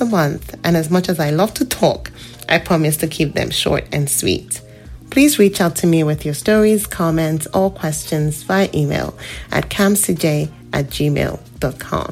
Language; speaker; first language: English; non-native, local second language; Igbo